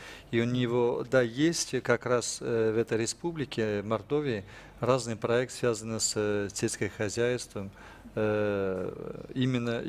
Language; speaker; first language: Russian; non-native, fluent; French